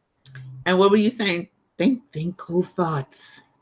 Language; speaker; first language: English; native; English